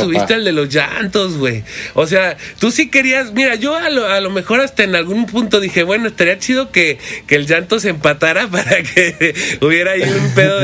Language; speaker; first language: Spanish; native; Spanish